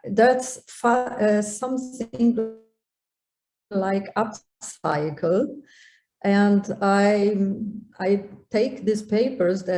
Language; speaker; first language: English; non-native, learner; Portuguese